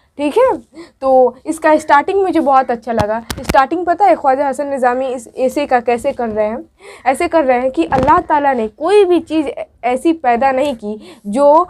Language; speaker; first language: Hindi; native; Hindi